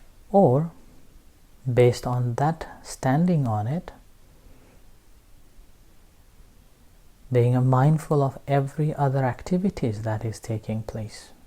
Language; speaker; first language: English; non-native, fluent; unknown